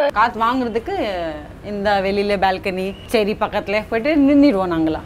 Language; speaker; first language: English; non-native, local second language; Assamese